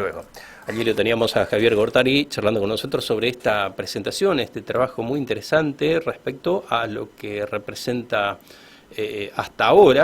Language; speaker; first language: Spanish; native; Spanish